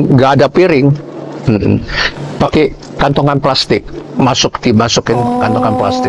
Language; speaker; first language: Indonesian; non-native, learner; Cantonese